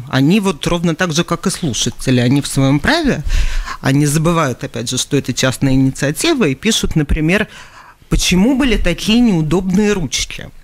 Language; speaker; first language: Russian; native; Russian